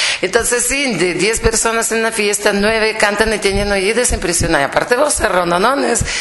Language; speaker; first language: Spanish; non-native, fluent; Russian